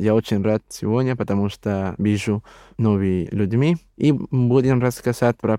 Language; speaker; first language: Russian; non-native, learner; Spanish